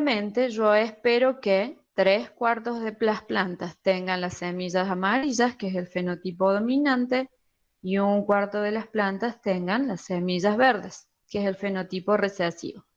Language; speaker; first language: Spanish; native; Spanish